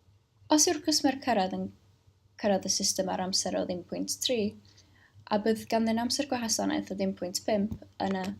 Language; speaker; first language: Welsh; native; Welsh